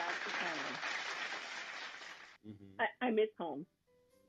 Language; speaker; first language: English; non-native, fluent; Thai